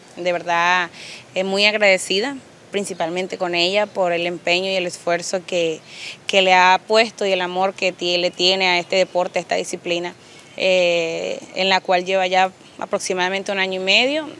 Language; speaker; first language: Spanish; native; Spanish